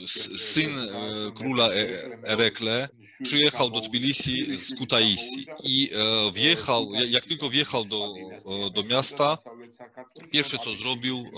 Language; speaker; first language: Polish; non-native, fluent; Georgian